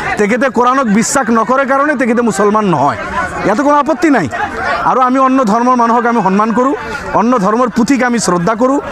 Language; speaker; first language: Assamese; non-native, local second language; Bangla